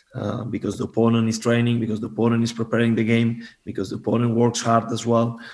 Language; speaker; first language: English; non-native, fluent; Spanish